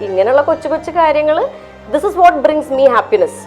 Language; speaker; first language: Malayalam; early bilingual, heritage; Malayalam